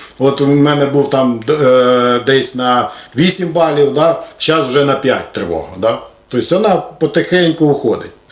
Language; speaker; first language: Ukrainian; non-native, local second language; Russian